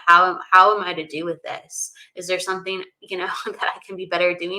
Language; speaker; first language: English; native; English